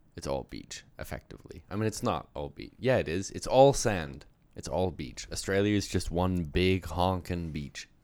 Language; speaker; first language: English; native; English